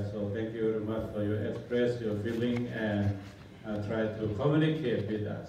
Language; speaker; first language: English; non-native, learner; Thai